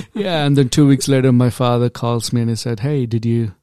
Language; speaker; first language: English; non-native, local second language; Kannada